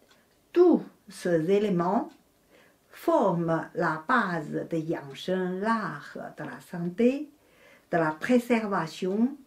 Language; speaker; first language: French; non-native, fluent; Chinese